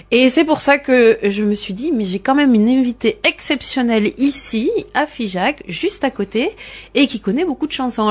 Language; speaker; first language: French; native; French